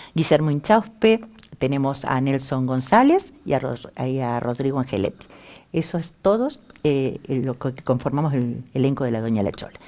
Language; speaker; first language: Spanish; native; Spanish